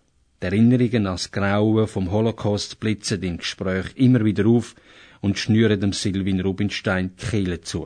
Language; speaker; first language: German; native; German